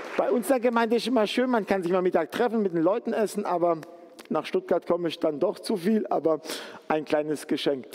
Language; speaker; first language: German; native; German